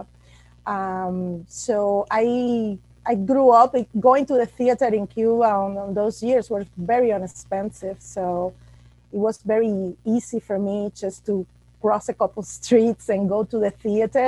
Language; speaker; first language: English; non-native, fluent; Spanish